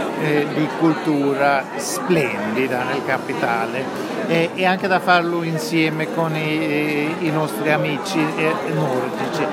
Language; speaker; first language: Italian; non-native, fluent; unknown